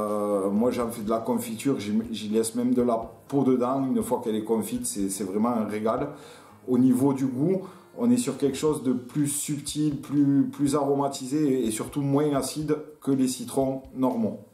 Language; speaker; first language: French; native; French